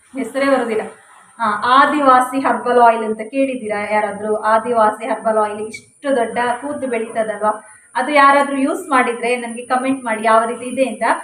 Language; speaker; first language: Kannada; non-native, local second language; Tulu